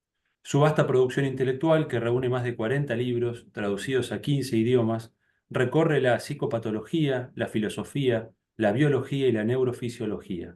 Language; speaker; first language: Spanish; native; Spanish